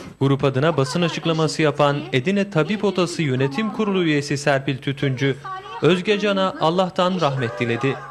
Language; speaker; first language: Turkish; native; Turkish